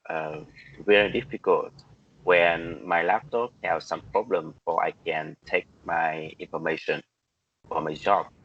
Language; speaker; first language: English; non-native, learner; Vietnamese